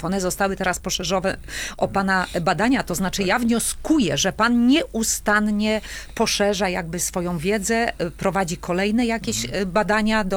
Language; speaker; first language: Polish; native; Polish